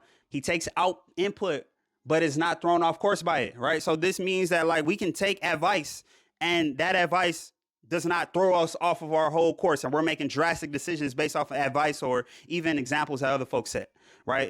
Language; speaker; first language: English; native; English